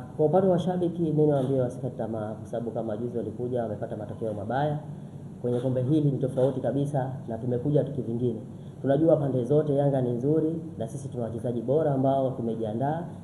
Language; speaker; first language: Swahili; native; Swahili